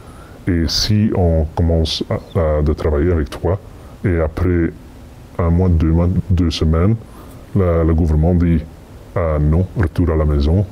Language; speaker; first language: French; non-native, fluent; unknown